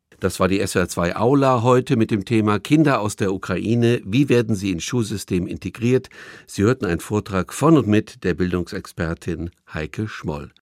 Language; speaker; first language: German; native; German